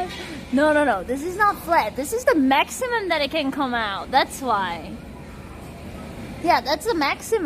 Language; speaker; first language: English; non-native, fluent; Korean